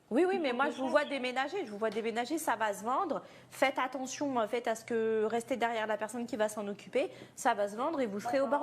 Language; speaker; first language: French; native; French